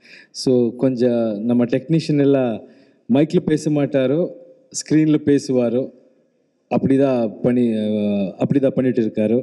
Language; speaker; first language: Tamil; non-native, learner; Kannada